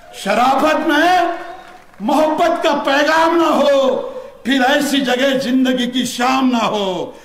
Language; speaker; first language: Hindi; non-native, local second language; Marathi